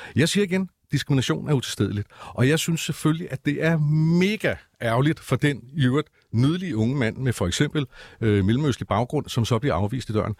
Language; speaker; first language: Danish; native; Danish